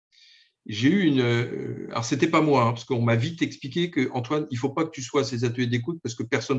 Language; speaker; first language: French; native; French